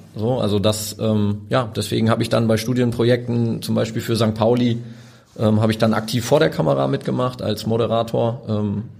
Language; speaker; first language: German; native; German